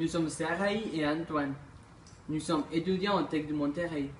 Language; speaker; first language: French; non-native, learner; Spanish